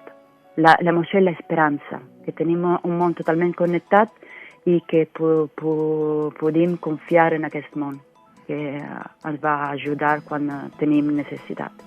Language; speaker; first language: Catalan; non-native, fluent; Italian